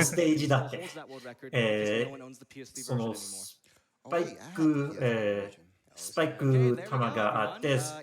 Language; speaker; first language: Japanese; non-native, learner; English